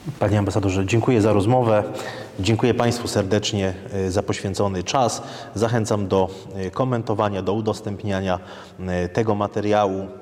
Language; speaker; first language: Polish; native; Polish